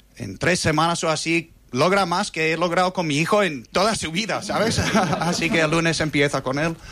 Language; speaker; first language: Spanish; non-native, fluent; English